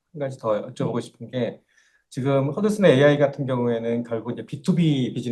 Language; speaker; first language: Korean; native; Korean